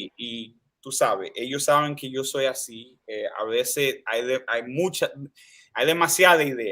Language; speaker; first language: Spanish; early bilingual, heritage; Spanish